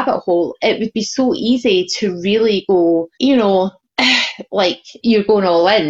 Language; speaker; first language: English; native; English